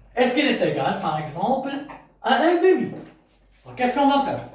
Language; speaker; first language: French; non-native, local second language; Arabic